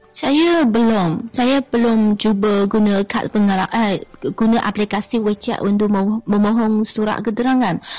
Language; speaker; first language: Malay; non-native, fluent; Chinese